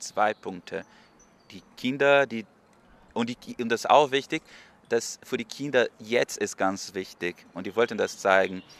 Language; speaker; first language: German; non-native, learner; Portuguese